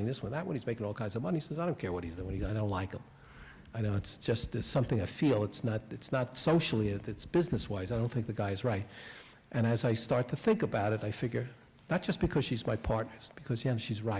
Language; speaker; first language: English; native; English